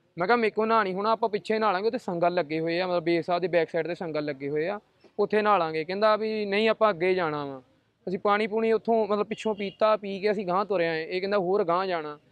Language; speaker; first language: Punjabi; native; Punjabi